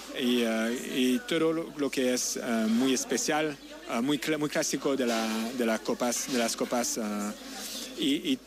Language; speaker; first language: Spanish; non-native, learner; French